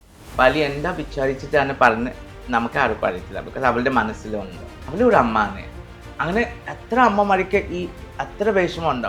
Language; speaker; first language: Malayalam; non-native, local second language; Assamese